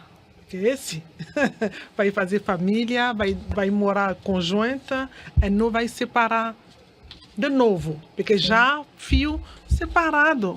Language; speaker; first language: Portuguese; non-native, learner; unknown